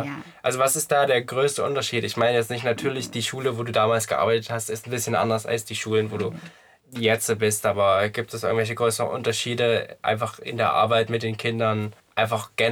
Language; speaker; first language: German; native; German